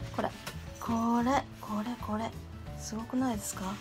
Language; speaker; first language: Japanese; native; Japanese